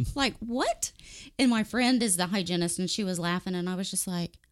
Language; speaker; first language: English; native; English